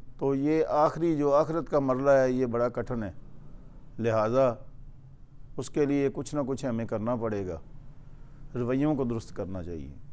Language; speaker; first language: Urdu; non-native, local second language; Punjabi